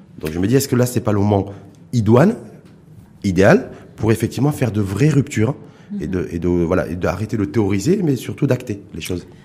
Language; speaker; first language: French; non-native, local second language; Arabic